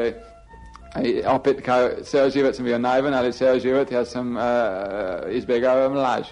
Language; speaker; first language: Serbian; non-native, fluent; English